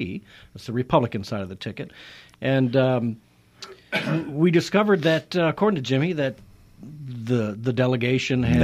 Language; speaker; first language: English; native; English